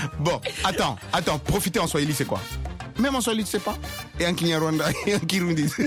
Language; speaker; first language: French; non-native, local second language; Lingala